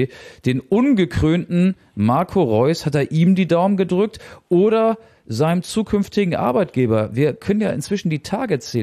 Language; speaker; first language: German; native; German